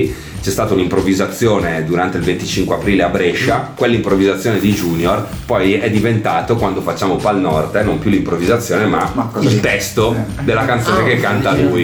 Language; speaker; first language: Italian; native; Italian